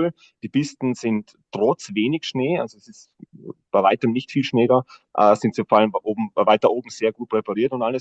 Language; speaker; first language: German; native; German